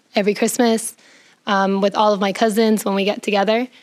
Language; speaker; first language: English; early bilingual, other home language; Spanish